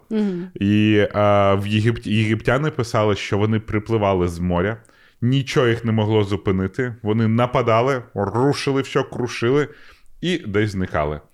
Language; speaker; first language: Ukrainian; non-native, local second language; Russian